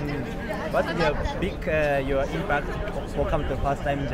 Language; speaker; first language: English; non-native, learner; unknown